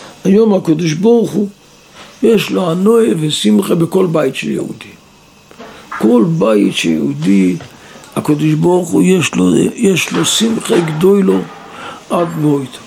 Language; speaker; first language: Hebrew; non-native, local second language; Yiddish